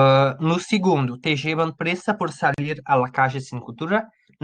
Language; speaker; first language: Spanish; non-native, fluent; Portuguese